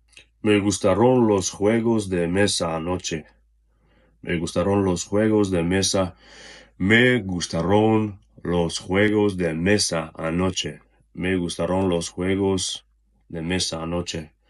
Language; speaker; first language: Spanish; non-native, learner; Russian